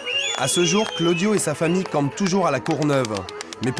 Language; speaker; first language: French; native; French